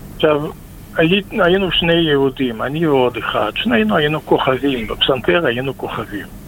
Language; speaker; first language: Hebrew; non-native, fluent; Russian